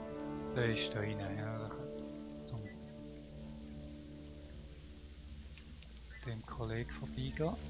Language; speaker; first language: German; native; German